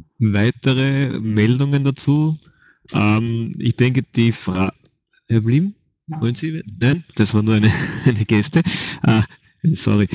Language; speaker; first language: German; native; German